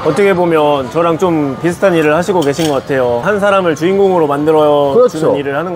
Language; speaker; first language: Korean; native; Korean